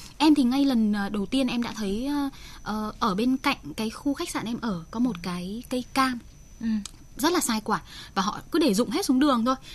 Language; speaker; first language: Vietnamese; native; Vietnamese